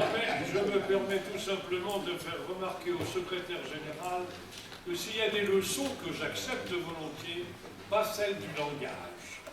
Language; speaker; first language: French; native; French